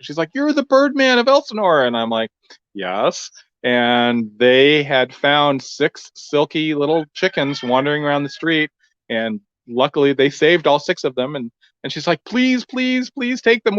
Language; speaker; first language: English; native; English